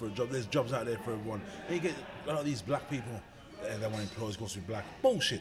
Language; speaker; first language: English; native; English